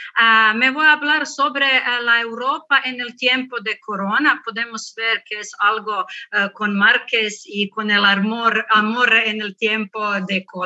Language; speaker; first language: Spanish; non-native, learner; Croatian